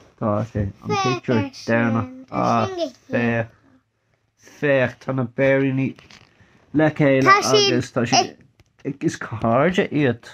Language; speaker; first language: Irish; non-native, local second language; English